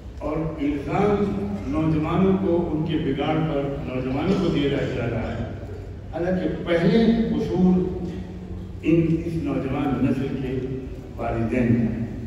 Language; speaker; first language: Urdu; native; Urdu